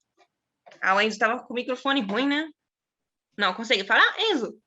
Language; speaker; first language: Portuguese; non-native, fluent; German